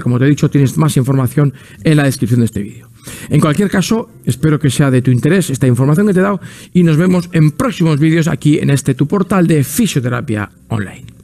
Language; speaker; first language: Spanish; native; Spanish